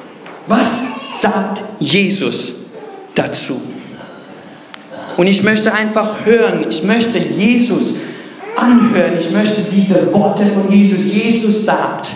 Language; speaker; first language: German; non-native, fluent; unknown